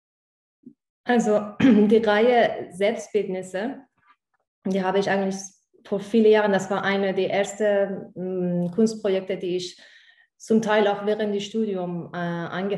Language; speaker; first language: German; non-native, fluent; Persian